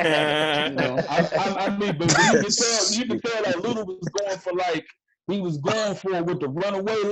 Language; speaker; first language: English; native; English